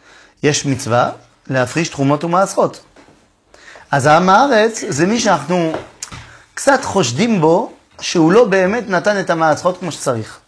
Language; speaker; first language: Hebrew; non-native, fluent; French